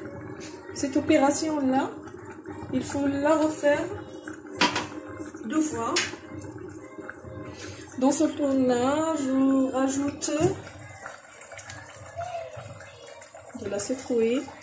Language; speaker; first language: French; non-native, local second language; Arabic